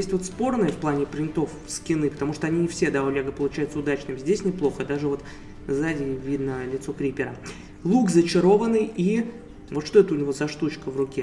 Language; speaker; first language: Russian; native; Russian